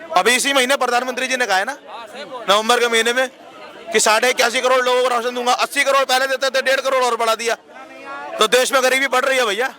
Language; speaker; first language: Hindi; native; Hindi